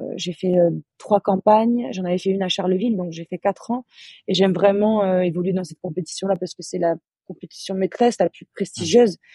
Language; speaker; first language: French; native; French